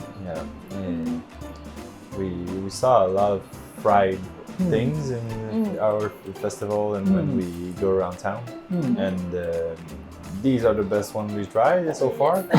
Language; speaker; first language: English; non-native, local second language; French